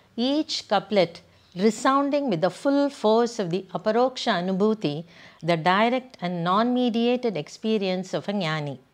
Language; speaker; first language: English; non-native, local second language; Tamil